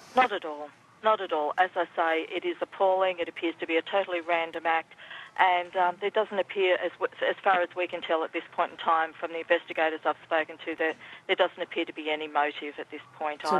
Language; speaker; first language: English; native; English